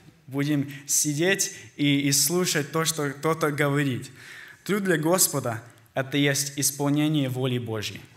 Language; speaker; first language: Russian; early bilingual, heritage; Russian